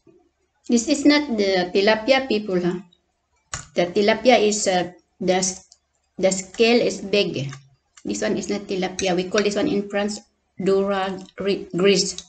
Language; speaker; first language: English; non-native, local second language; Cebuano